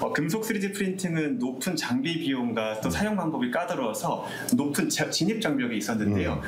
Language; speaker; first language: Korean; native; Korean